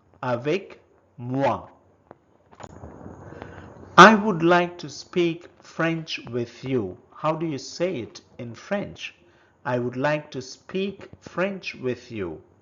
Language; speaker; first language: English; non-native, local second language; Telugu